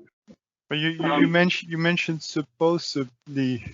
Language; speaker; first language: English; non-native, fluent; Dutch